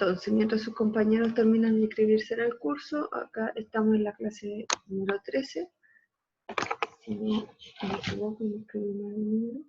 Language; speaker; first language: Spanish; native; Spanish